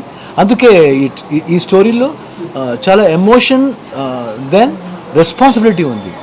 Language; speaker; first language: Telugu; non-native, learner; Kannada